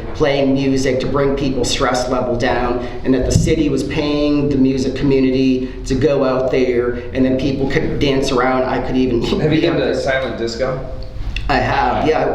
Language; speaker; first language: English; native; English